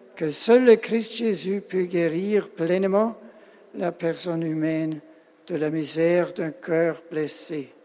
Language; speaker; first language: French; non-native, fluent; German